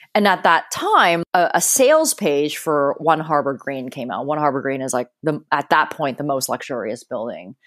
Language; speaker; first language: English; early bilingual, other home language; Cantonese